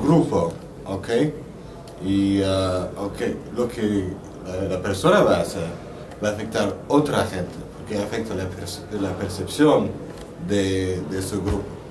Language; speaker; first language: Spanish; non-native, fluent; French